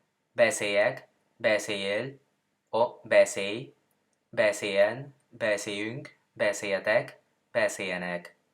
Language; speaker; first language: Hungarian; non-native, learner; Spanish